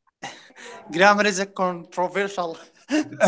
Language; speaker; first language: English; non-native, fluent; Kurdish